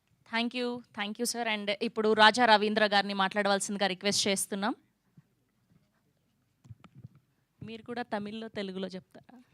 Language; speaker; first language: Telugu; native; Telugu